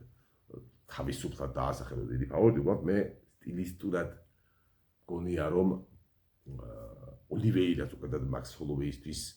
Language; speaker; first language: Georgian; native; Georgian